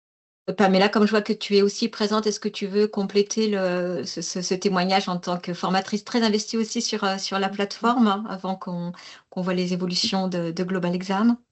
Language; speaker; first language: French; native; French